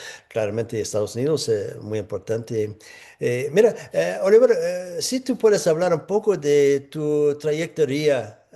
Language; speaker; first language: Spanish; non-native, fluent; English